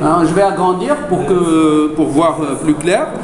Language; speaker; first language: French; non-native, local second language; Arabic